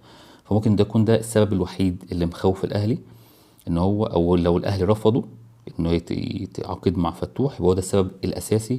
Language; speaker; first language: Arabic; native; Arabic